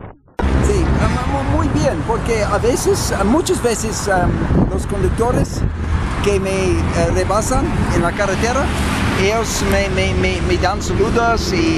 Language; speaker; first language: Spanish; non-native, fluent; English